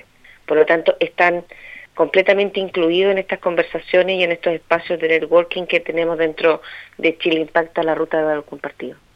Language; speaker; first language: Spanish; native; Spanish